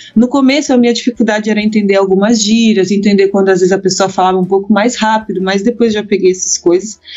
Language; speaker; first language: Portuguese; early bilingual, heritage; Portuguese